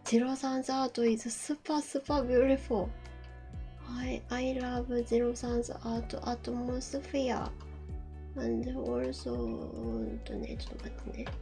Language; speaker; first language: English; non-native, learner; Japanese